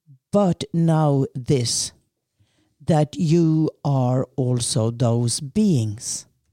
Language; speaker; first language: English; non-native, fluent; Norwegian